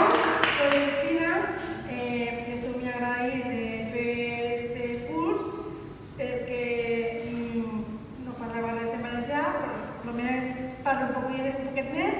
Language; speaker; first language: Catalan; non-native, learner; Spanish